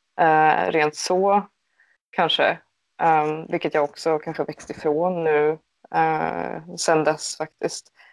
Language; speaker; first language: Swedish; native; Swedish